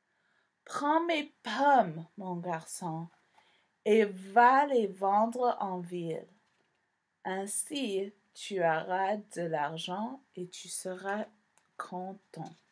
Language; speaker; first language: French; non-native, fluent; English